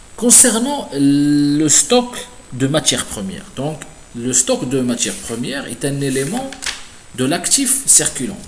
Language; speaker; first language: French; non-native, local second language; Arabic